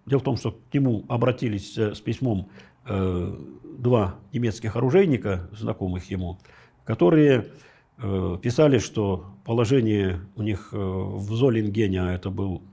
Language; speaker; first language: Russian; native; Russian